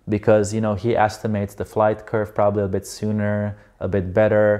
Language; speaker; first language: English; non-native, fluent; Slovenian